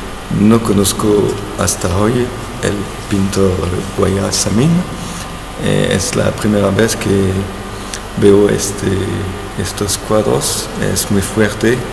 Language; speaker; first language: Spanish; non-native, learner; French